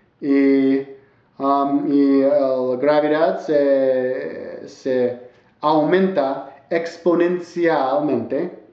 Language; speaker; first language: Spanish; non-native, learner; English